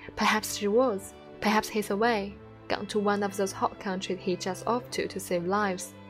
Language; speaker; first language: English; non-native, fluent; Chinese